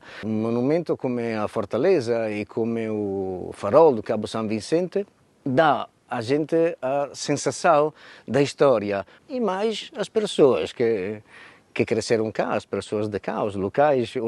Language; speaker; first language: Portuguese; non-native, fluent; Italian